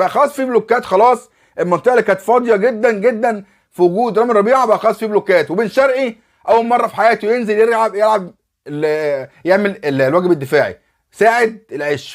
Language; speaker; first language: Arabic; native; Arabic